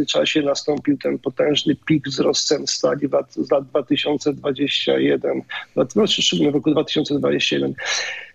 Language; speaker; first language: Polish; native; Polish